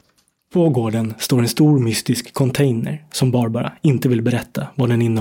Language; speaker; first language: Swedish; native; Swedish